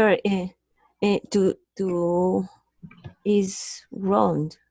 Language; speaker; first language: English; non-native, learner; Spanish